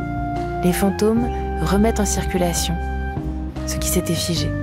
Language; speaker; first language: French; native; French